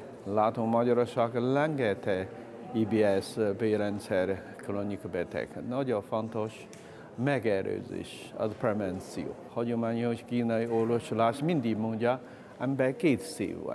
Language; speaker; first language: Hungarian; non-native, learner; Chinese